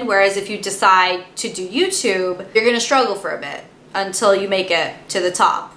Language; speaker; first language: English; native; English